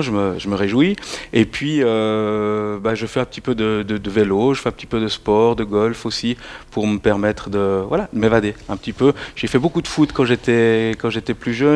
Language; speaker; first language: French; native; French